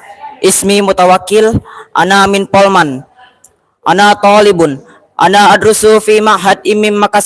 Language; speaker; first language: Arabic; non-native, learner; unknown